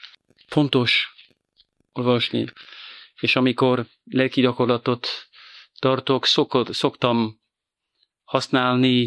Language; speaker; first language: Hungarian; non-native, fluent; French